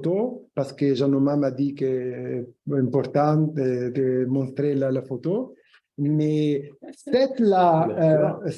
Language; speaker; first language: French; non-native, fluent; Italian